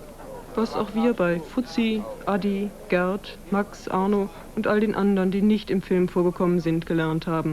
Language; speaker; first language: German; native; German